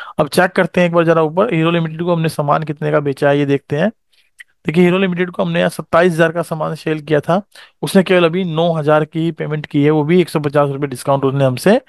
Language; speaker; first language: Hindi; native; Hindi